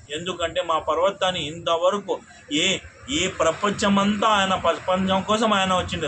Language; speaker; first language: Telugu; non-native, local second language; Urdu